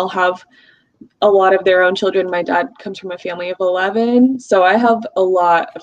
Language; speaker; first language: English; early bilingual, other home language; Russian